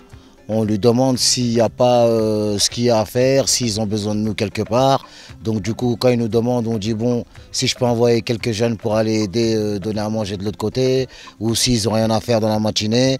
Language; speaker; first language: French; native; French